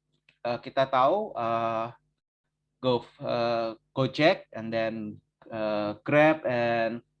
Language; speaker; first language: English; non-native, learner; Indonesian